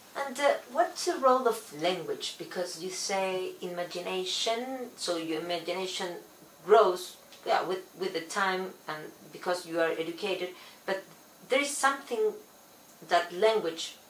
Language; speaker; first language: English; non-native, fluent; Spanish